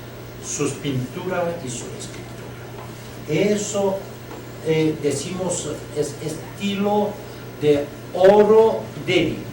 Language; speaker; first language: Spanish; non-native, learner; Chinese